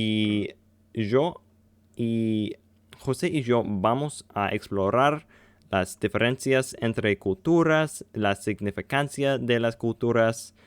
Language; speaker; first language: Spanish; non-native, learner; English